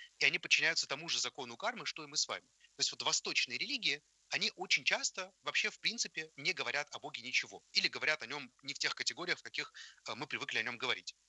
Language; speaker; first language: Russian; native; Russian